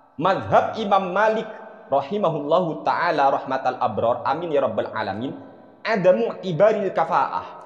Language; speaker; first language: Indonesian; non-native, local second language; Madurese